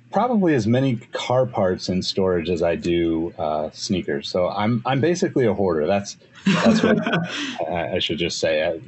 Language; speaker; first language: English; native; English